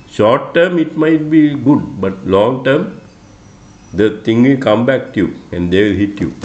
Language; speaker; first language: English; non-native, local second language; Sinhala